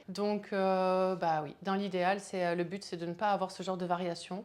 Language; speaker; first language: French; native; French